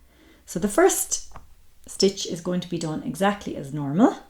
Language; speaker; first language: English; native; English